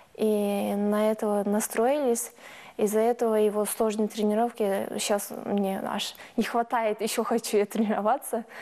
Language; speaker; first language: Russian; non-native, local second language; Turkish